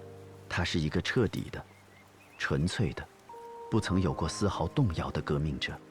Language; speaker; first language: Chinese; native; Chinese